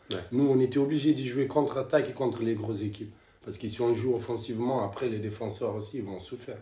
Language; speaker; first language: French; non-native, fluent; Kabuverdianu